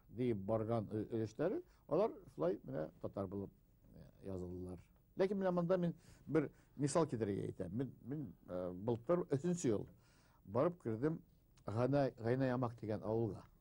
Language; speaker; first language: Tatar; non-native, local second language; Bashkir